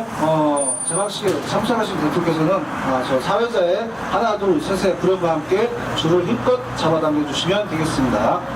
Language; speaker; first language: Korean; native; Korean